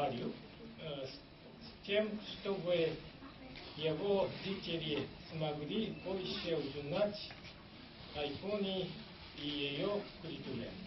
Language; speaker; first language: Russian; non-native, fluent; Japanese